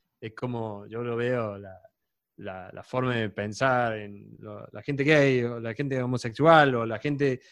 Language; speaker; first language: Spanish; non-native, fluent; English